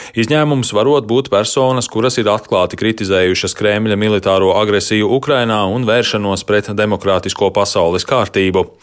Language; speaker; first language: Latvian; native; Latvian